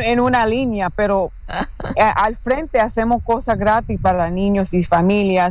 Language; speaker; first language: Spanish; non-native, fluent; English